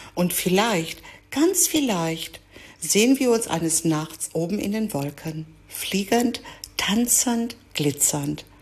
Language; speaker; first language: German; early bilingual, other home language; Greek